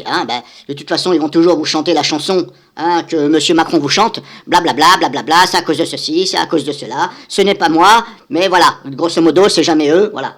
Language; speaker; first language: French; native; French